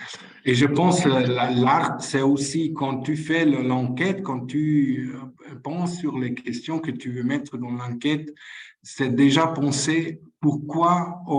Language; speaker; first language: French; non-native, fluent; Spanish